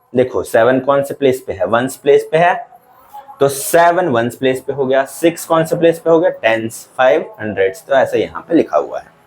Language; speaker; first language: Hindi; native; Hindi